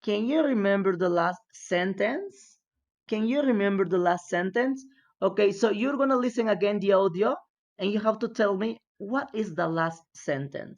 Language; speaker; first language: English; non-native, fluent; Spanish